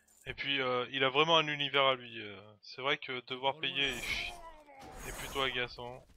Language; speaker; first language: French; native; French